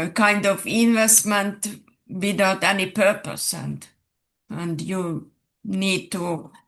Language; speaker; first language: English; non-native, fluent; Serbian